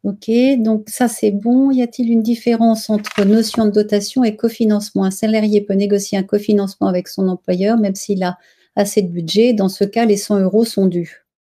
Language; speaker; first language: French; native; French